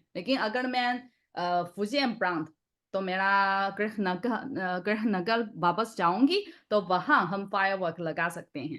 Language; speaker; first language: Hindi; non-native, fluent; Chinese